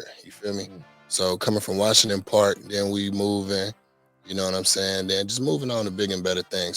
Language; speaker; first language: English; native; English